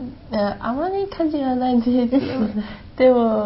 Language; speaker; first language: Japanese; non-native, learner; Chinese